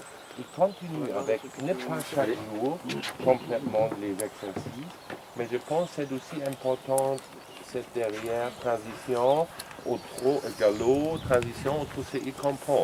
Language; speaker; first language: French; non-native, learner; German